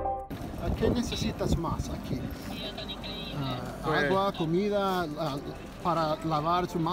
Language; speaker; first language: Spanish; non-native, learner; English